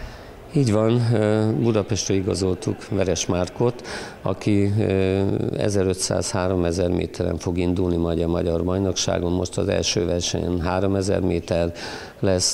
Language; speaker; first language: Hungarian; native; Hungarian